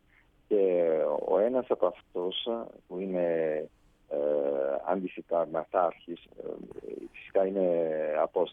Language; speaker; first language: Greek; non-native, fluent; Italian